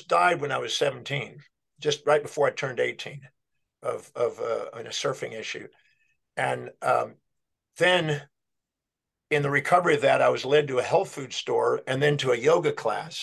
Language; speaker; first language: English; native; English